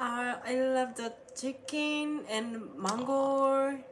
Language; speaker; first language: English; non-native, learner; Japanese